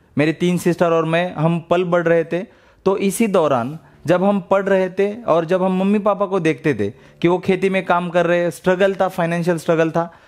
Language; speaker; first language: Hindi; non-native, local second language; Marathi